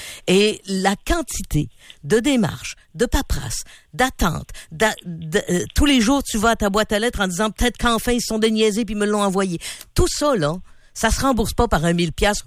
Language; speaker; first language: French; native; French